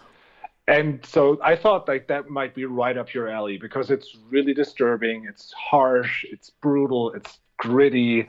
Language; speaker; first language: English; non-native, fluent; German